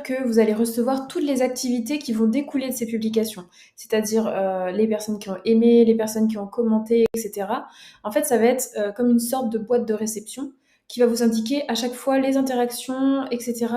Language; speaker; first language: French; native; French